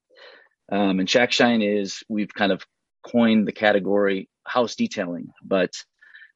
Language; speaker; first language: English; native; English